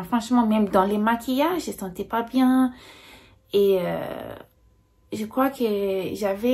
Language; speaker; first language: French; non-native, fluent; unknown